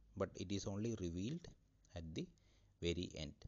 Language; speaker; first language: English; non-native, local second language; Malayalam